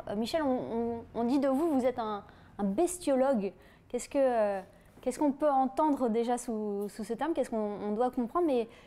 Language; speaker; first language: French; native; French